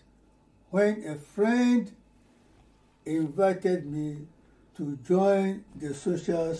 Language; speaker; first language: English; non-native, fluent; Ewe